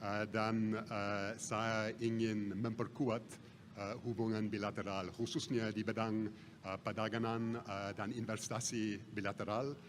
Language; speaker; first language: Indonesian; non-native, fluent; English